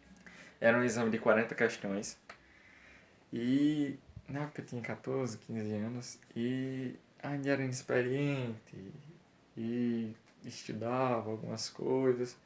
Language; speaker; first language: Portuguese; native; Portuguese